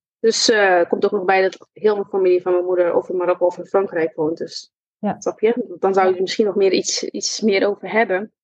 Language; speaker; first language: Dutch; early bilingual, other home language; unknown